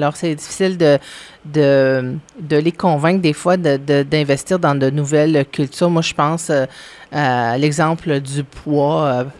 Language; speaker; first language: French; native; French